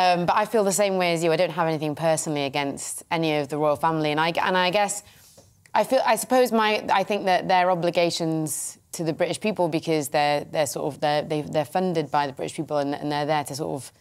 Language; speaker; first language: English; native; English